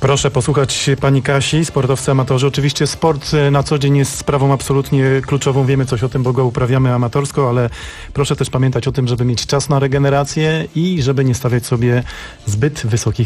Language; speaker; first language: Polish; native; Polish